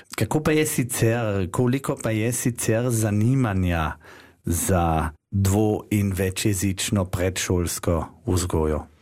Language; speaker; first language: Slovenian; native; Slovenian